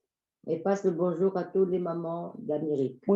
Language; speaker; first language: French; non-native, local second language; Arabic